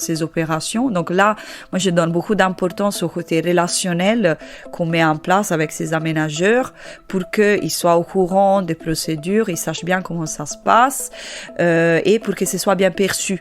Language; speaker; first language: French; native; French